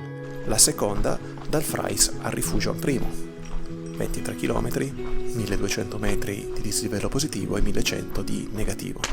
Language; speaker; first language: Italian; native; Italian